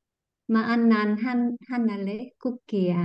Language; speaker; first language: Finnish; non-native, learner; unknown